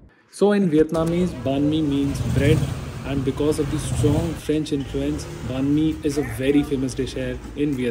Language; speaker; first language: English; non-native, local second language; Hindi